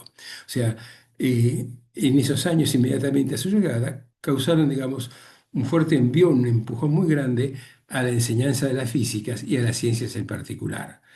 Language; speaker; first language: Spanish; native; Spanish